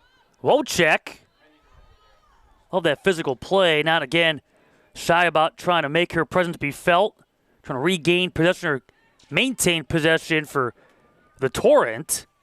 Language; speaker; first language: English; native; English